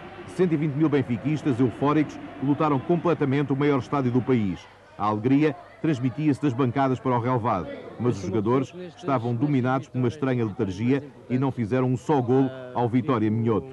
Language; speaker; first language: Portuguese; native; Portuguese